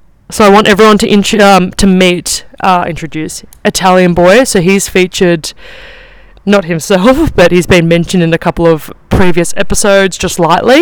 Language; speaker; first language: English; native; English